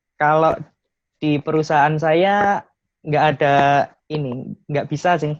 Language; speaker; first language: Indonesian; native; Indonesian